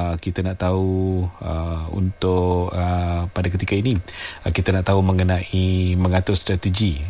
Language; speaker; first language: Malay; non-native, local second language; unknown